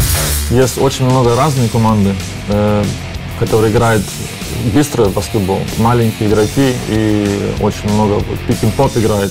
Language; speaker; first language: Russian; non-native, fluent; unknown